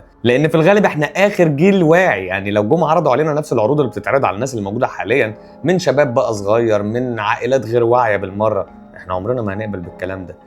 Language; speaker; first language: Arabic; native; Arabic